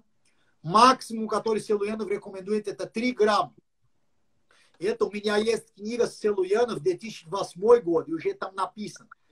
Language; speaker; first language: Russian; non-native, learner; English